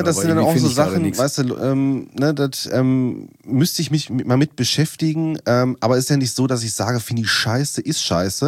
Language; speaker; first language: German; native; German